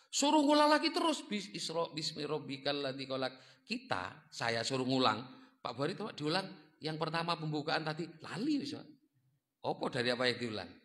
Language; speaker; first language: Indonesian; non-native, local second language; Javanese